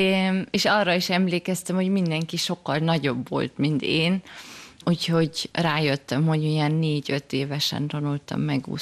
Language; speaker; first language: Hungarian; early bilingual, heritage; German